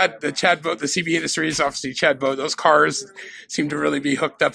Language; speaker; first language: English; native; English